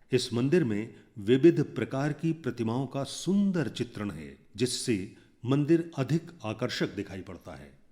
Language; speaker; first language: Hindi; native; Hindi